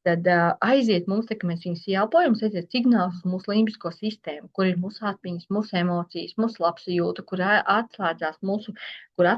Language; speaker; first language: Latvian; native; Latvian